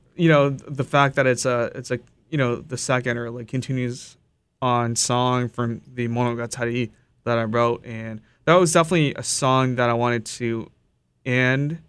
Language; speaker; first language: English; early bilingual, other home language; Japanese